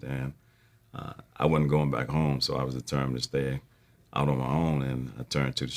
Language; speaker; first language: English; native; English